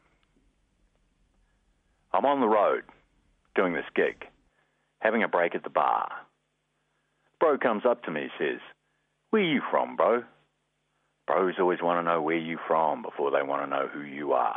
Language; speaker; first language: English; native; English